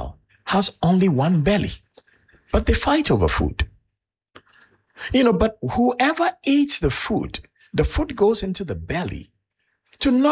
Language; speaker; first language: English; non-native, local second language; Akan